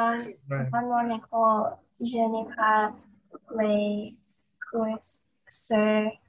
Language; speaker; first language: French; non-native, learner; English